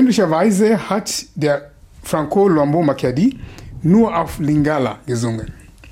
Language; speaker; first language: German; non-native, fluent; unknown